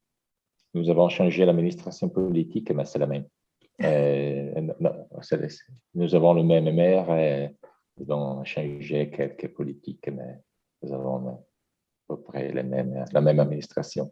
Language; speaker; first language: French; non-native, fluent; Italian